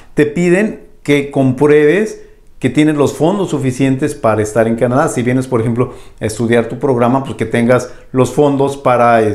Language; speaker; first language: Spanish; native; Spanish